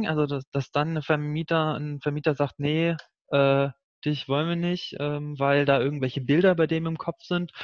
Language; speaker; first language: German; native; German